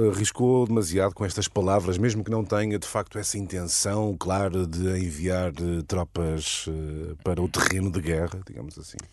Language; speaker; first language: Portuguese; native; Portuguese